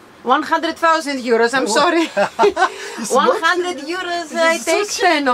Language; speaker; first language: English; non-native, fluent; Greek